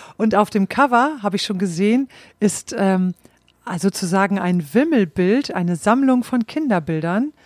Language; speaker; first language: German; native; German